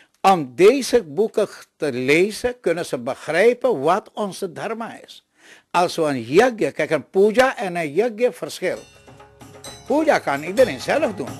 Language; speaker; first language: Dutch; non-native, local second language; Caribbean Hindustani